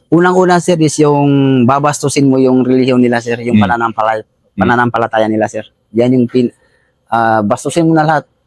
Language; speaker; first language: Filipino; non-native, local second language; Maguindanaon